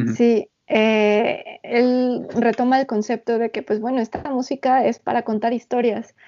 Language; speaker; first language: English; non-native, fluent; Spanish